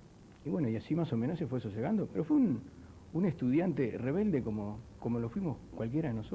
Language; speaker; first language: Spanish; native; Spanish